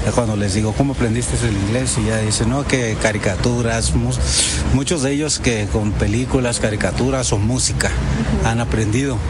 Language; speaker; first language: Spanish; early bilingual, heritage; Spanish